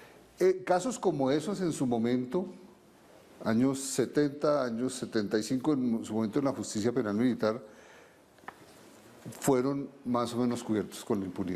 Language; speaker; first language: Spanish; native; Spanish